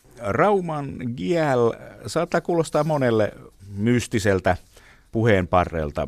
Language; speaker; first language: Finnish; native; Finnish